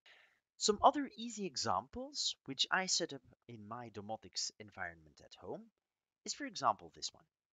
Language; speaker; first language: English; non-native, fluent; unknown